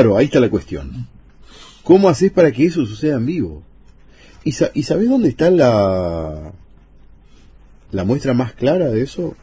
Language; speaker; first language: Spanish; native; Spanish